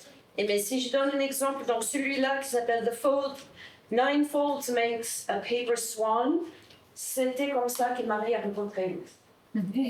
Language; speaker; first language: French; non-native, fluent; English